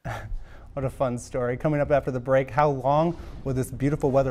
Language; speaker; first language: English; native; English